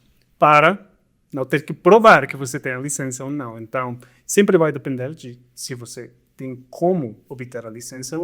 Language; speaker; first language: Portuguese; non-native, fluent; Spanish